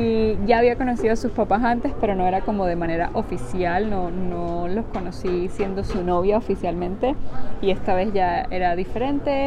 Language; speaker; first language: Spanish; native; Spanish